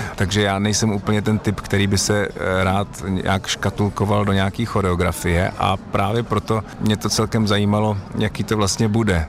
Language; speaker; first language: Czech; native; Czech